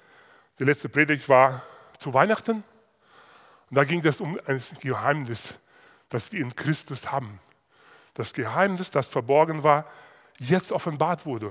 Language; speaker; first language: German; non-native, fluent; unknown